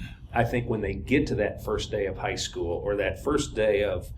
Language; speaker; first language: English; native; English